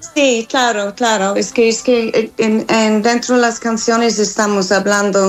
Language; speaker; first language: Spanish; non-native, learner; English